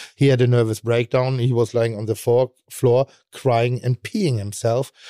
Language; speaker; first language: English; non-native, fluent; German